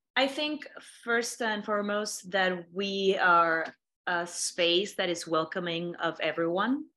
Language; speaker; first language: English; non-native, fluent; Spanish